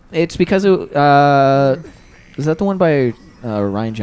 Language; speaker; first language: English; native; English